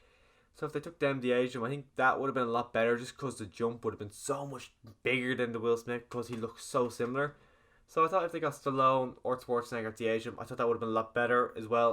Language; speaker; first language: English; native; English